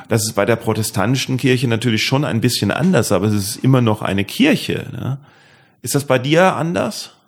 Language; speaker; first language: German; native; German